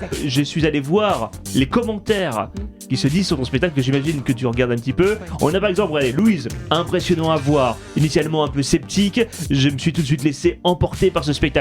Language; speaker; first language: French; native; French